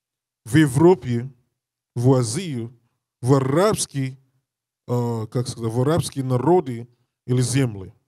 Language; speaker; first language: Russian; non-native, learner; English